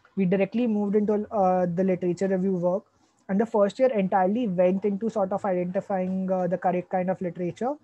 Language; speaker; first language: English; non-native, local second language; Hindi